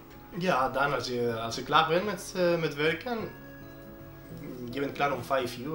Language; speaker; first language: Dutch; non-native, fluent; Spanish